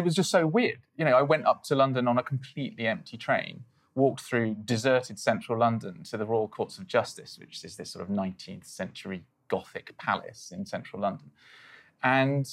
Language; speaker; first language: English; native; English